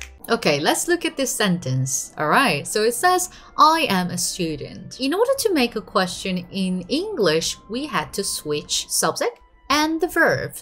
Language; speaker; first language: English; non-native, fluent; Korean